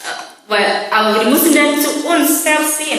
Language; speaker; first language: German; non-native, learner; Indonesian